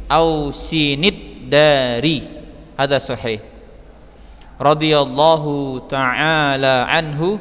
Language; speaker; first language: Arabic; non-native, fluent; Indonesian